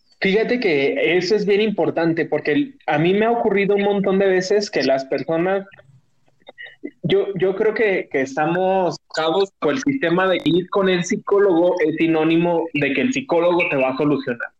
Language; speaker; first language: Spanish; native; Spanish